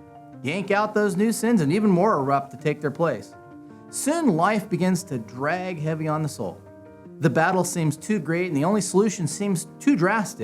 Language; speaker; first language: English; native; English